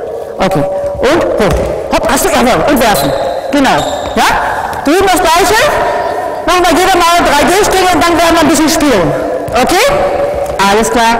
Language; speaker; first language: German; native; German